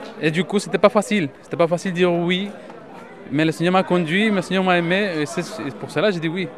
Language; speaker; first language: French; non-native, fluent; Spanish